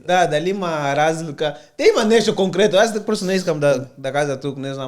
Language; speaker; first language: Bulgarian; non-native, learner; Portuguese